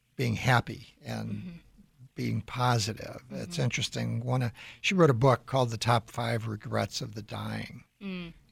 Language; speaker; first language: English; native; English